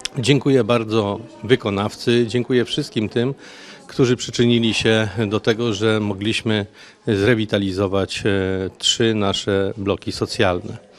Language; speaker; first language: Polish; native; Polish